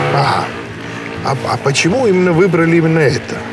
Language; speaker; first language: Russian; non-native, fluent; Finnish